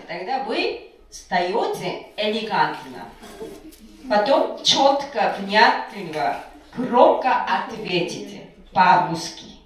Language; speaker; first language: Russian; non-native, fluent; Korean